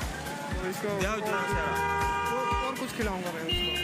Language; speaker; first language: Hindi; non-native, local second language; Bangla